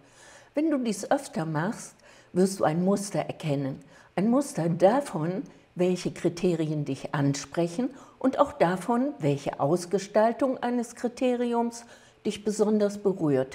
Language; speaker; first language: German; native; German